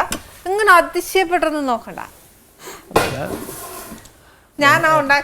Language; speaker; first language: Malayalam; native; Malayalam